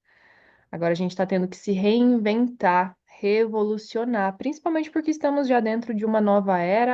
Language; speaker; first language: Portuguese; native; Portuguese